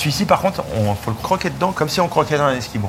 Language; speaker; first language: French; native; French